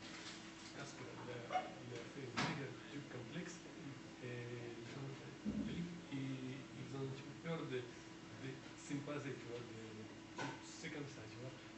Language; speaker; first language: French; non-native, fluent; Russian